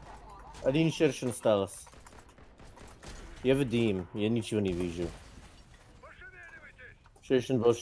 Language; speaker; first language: Russian; non-native, learner; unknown